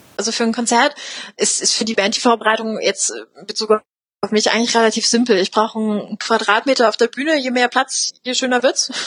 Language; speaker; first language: German; native; German